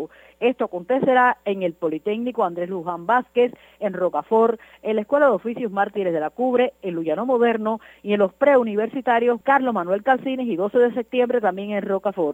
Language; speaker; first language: Spanish; native; Spanish